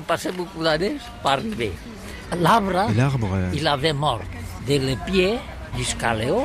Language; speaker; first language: French; non-native, learner; Catalan